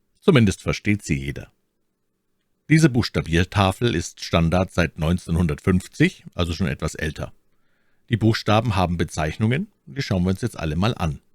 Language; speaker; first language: German; native; German